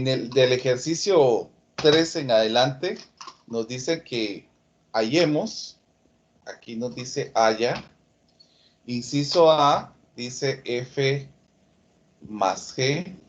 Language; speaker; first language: Spanish; native; Spanish